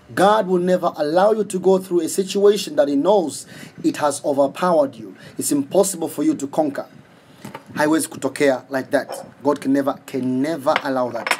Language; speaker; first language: English; non-native, local second language; Swahili